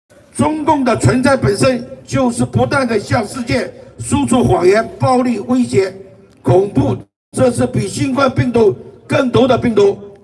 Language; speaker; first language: Chinese; native; Chinese